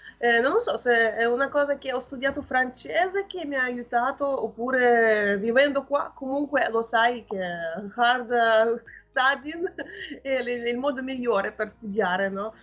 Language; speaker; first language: Italian; non-native, fluent; Russian